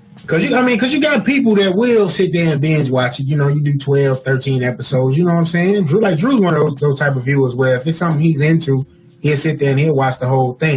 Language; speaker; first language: English; native; English